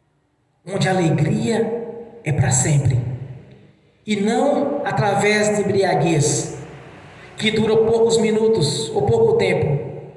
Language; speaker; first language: Portuguese; native; Portuguese